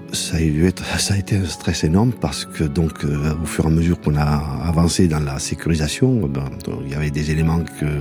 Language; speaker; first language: French; native; French